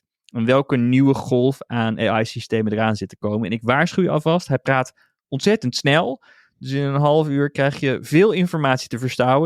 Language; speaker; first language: Dutch; native; Dutch